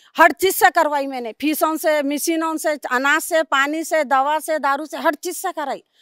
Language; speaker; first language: Hindi; native; Hindi